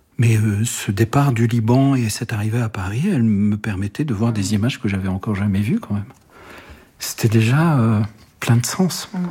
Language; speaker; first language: French; early bilingual, other home language; Arabic